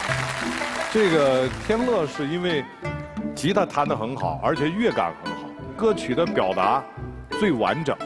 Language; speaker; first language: Chinese; native; Chinese